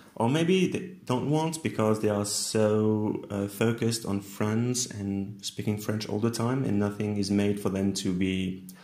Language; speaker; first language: English; non-native, fluent; French